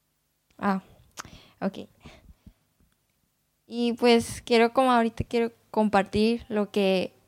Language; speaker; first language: Spanish; non-native, learner; Japanese